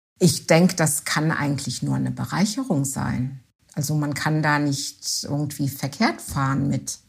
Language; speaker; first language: German; non-native, fluent; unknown